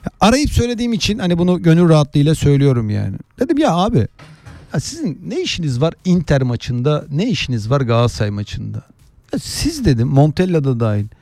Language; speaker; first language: Turkish; native; Turkish